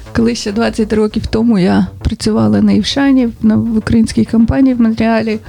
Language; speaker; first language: Ukrainian; native; Ukrainian